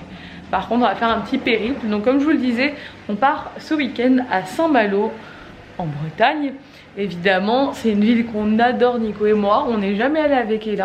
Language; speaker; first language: French; native; French